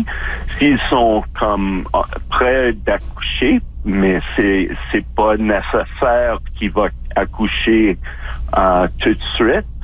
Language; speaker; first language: French; non-native, fluent; English